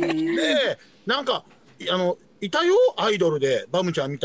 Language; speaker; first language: Japanese; native; Japanese